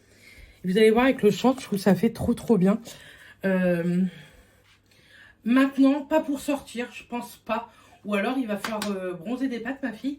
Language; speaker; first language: French; native; French